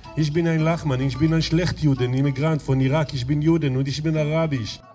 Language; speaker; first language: German; non-native, learner; Hebrew